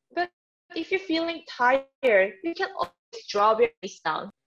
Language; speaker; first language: English; non-native, fluent; Korean